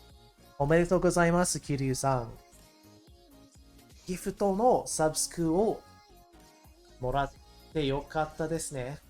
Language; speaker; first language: Japanese; non-native, learner; English